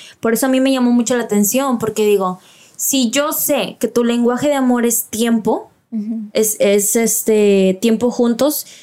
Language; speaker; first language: Spanish; early bilingual, heritage; Spanish